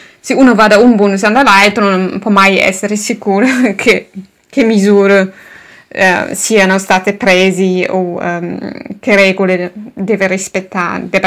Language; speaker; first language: Italian; non-native, fluent; German